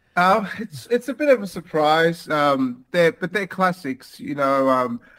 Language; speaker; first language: English; native; English